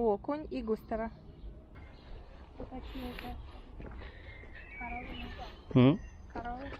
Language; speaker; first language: Russian; native; Russian